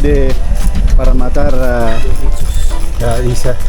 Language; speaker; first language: Spanish; non-native, learner; Filipino